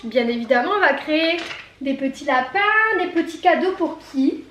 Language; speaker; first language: French; native; French